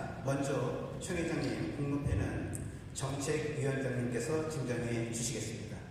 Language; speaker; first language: Korean; native; Korean